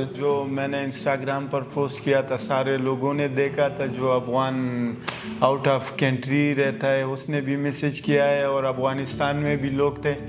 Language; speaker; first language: Hindi; non-native, learner; Pashto